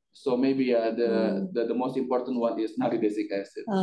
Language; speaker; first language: English; non-native, fluent; Indonesian